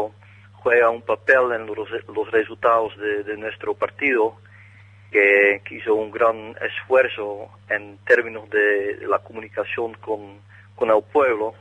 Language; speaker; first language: Spanish; non-native, fluent; Dutch